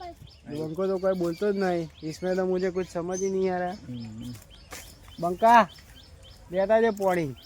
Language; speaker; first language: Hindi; non-native, local second language; Gujarati